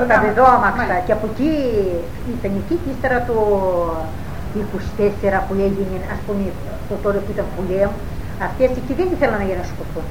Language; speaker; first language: Greek; native; Greek